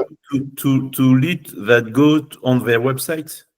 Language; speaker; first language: English; non-native, learner; French